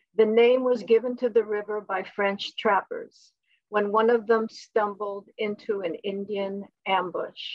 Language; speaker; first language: English; early bilingual, other home language; Polish